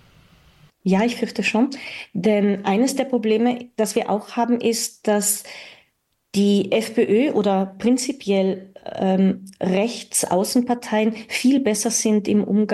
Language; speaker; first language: German; native; German